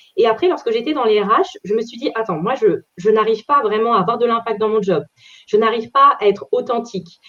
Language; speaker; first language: French; native; French